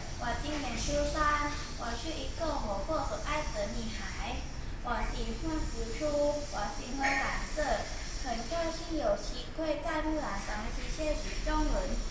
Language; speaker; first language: Chinese; non-native, learner; Thai